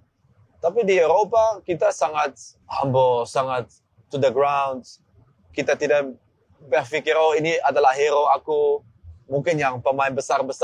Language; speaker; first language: Indonesian; non-native, learner; Dutch